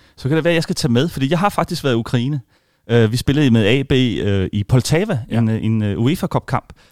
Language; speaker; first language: Danish; native; Danish